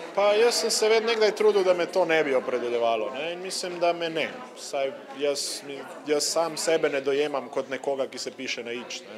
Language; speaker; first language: Slovenian; non-native, local second language; Serbian